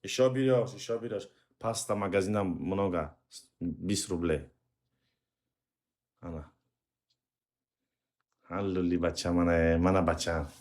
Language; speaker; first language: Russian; non-native, learner; Uzbek